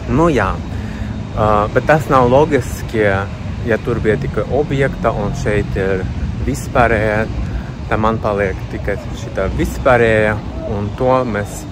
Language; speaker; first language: Latvian; non-native, learner; Russian